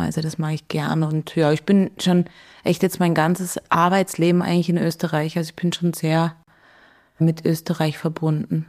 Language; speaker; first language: German; native; German